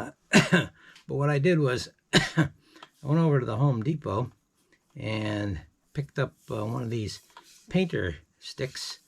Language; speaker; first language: English; native; English